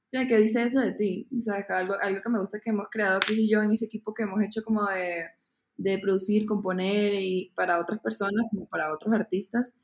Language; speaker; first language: Spanish; native; Spanish